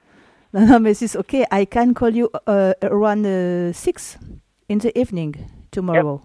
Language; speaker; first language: English; non-native, learner; French